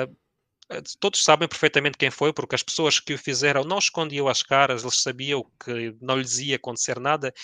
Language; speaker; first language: Portuguese; early bilingual, other home language; Ukrainian